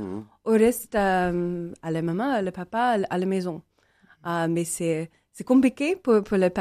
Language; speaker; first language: French; non-native, learner; English